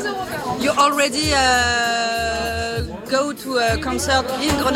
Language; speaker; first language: English; non-native, learner; French